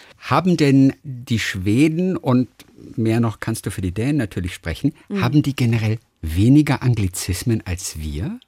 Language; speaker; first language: German; native; German